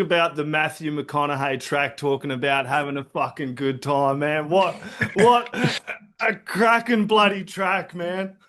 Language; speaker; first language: English; native; English